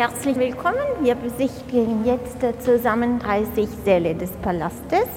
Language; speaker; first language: German; non-native, fluent; Italian